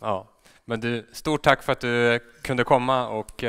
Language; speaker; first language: Swedish; native; Swedish